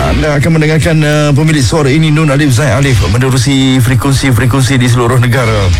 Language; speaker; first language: Malay; native; Malay